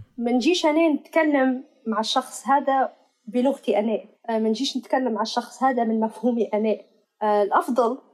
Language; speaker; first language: Arabic; native; Arabic